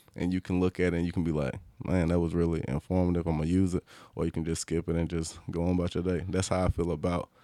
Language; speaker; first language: English; native; English